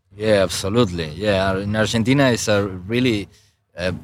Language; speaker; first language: English; non-native, fluent; Spanish